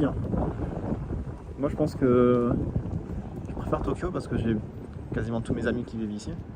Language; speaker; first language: French; native; French